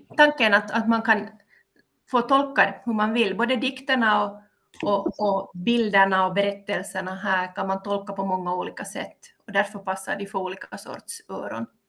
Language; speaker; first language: Swedish; native; Swedish